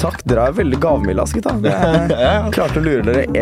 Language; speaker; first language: Norwegian; early bilingual, other home language; Turkish